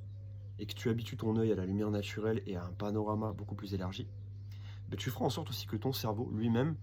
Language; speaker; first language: French; native; French